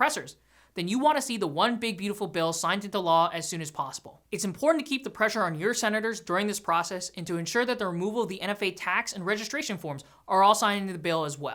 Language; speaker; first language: English; native; English